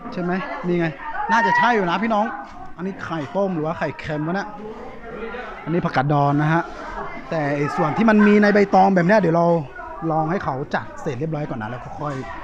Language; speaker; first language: Thai; non-native, local second language; Akha